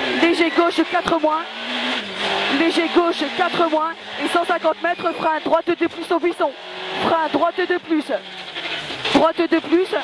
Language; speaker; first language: French; native; French